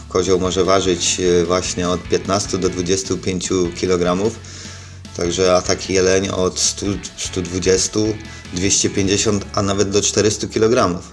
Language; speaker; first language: Polish; native; Polish